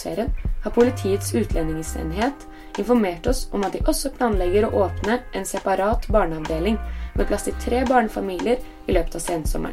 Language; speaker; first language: Norwegian; native; Norwegian